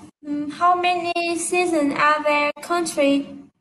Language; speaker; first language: English; non-native, learner; Vietnamese